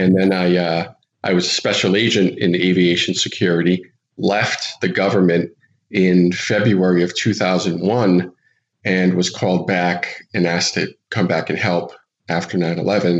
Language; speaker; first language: English; native; English